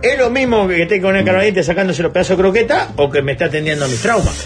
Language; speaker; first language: Spanish; native; Spanish